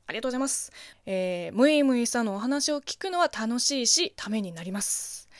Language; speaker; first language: Japanese; non-native, fluent; Chinese